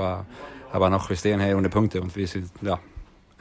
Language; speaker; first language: German; non-native, learner; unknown